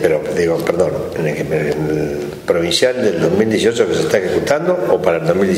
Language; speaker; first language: Spanish; native; Spanish